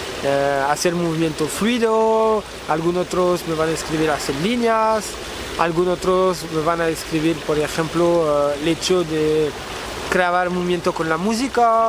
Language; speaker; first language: Spanish; non-native, fluent; French